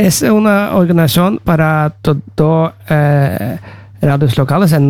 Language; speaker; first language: Spanish; non-native, learner; Norwegian